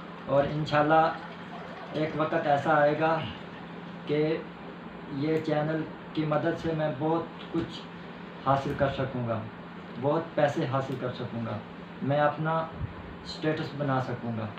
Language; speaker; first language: Hindi; non-native, local second language; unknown